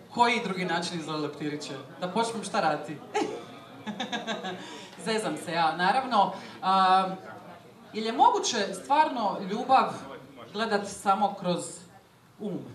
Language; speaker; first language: Croatian; native; Croatian